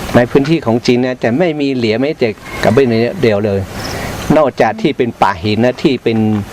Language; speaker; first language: Thai; non-native, local second language; Hmong